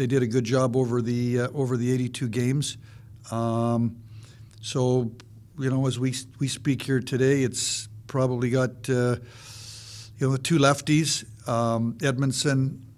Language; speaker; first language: English; native; English